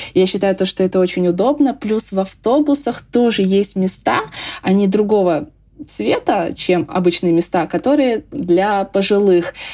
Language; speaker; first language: Russian; native; Russian